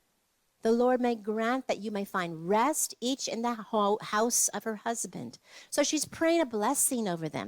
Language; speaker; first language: English; native; English